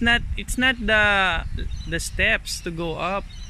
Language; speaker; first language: English; non-native, local second language; Filipino